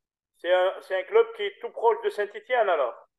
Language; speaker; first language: French; native; French